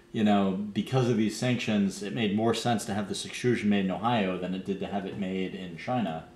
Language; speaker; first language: English; native; English